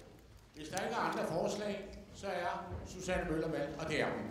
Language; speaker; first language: Danish; native; Danish